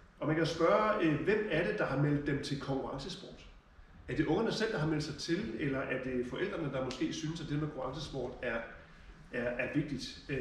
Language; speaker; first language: Danish; early bilingual, other home language; German